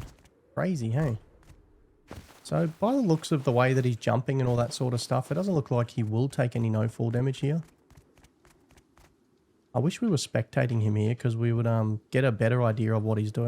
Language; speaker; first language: English; native; English